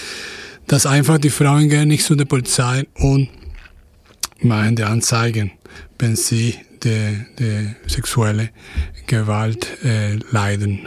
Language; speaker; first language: German; non-native, fluent; Spanish